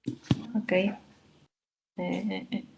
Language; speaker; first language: English; non-native, learner; Spanish